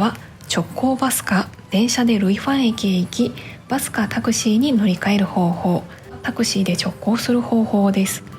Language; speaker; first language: Japanese; native; Japanese